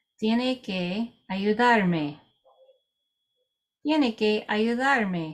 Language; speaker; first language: Spanish; non-native, learner; English